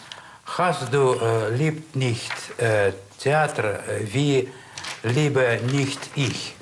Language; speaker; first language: German; non-native, learner; Russian